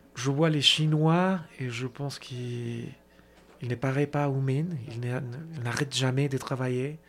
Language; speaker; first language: French; non-native, fluent; Spanish